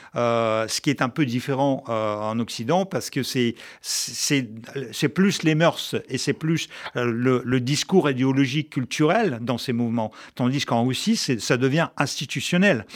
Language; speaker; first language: French; non-native, fluent; Russian